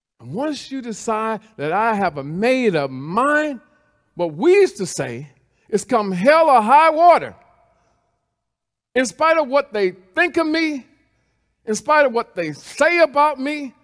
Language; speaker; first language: English; native; English